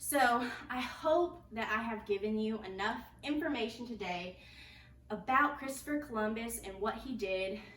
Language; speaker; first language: English; native; English